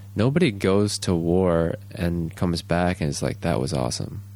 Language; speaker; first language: English; early bilingual, other home language; Japanese